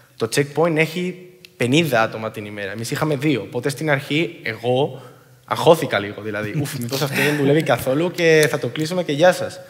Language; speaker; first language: Greek; non-native, fluent; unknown